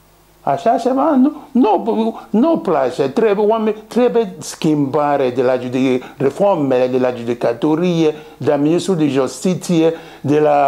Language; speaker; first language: Romanian; non-native, learner; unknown